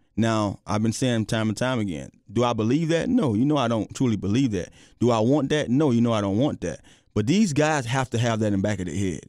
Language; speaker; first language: English; native; English